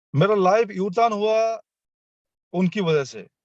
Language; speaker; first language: Hindi; non-native, local second language; Assamese